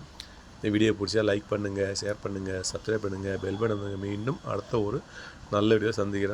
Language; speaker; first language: Tamil; native; Tamil